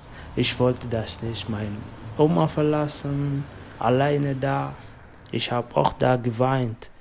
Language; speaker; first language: German; non-native, learner; French